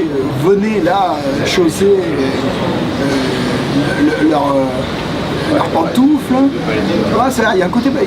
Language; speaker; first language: French; native; French